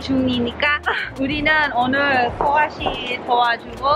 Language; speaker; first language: Korean; non-native, learner; English